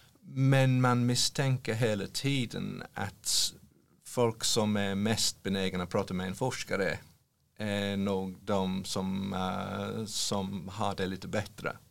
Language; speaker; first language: Swedish; non-native, fluent; English